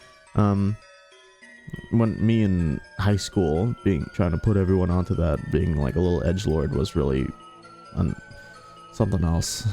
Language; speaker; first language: English; native; English